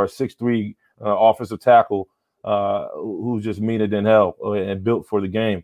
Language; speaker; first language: English; native; English